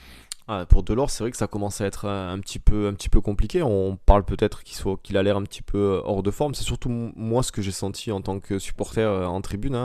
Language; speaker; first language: French; native; French